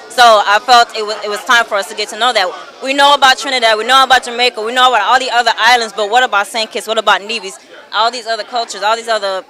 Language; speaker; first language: English; native; English